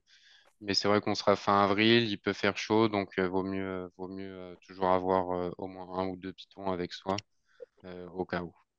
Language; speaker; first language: French; native; French